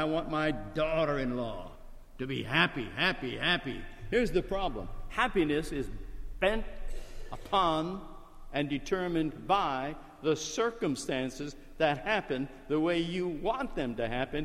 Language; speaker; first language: English; native; English